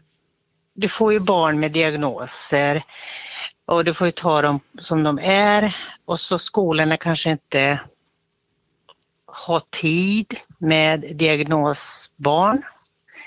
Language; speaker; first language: Swedish; native; Swedish